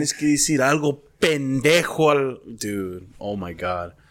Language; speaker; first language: Spanish; early bilingual, heritage; Spanish